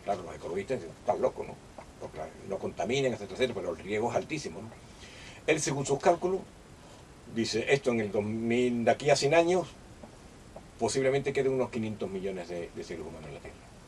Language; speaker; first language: Spanish; native; Spanish